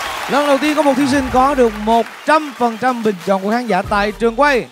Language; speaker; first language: Vietnamese; native; Vietnamese